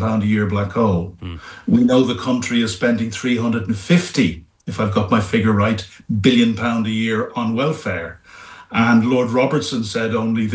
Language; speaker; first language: English; native; English